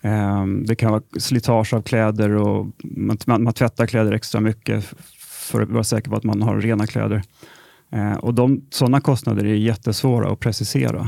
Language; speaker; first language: Swedish; native; Swedish